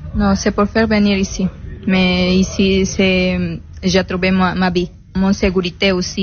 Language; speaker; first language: French; non-native, learner; Spanish